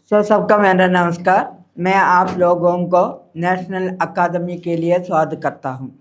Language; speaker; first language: Hindi; non-native, local second language; Malayalam